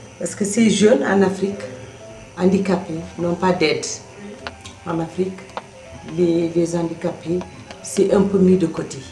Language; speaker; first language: French; non-native, local second language; Wolof